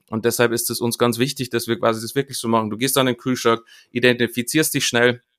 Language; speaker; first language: German; native; German